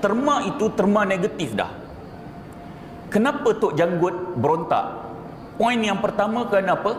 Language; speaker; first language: Malay; native; Malay